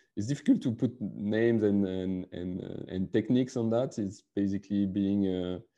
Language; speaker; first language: English; non-native, fluent; French